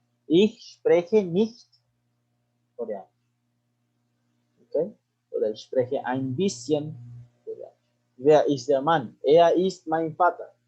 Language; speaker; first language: German; non-native, fluent; Spanish